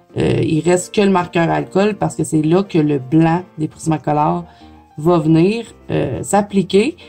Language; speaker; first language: French; native; French